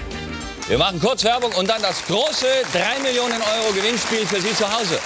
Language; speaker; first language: German; native; German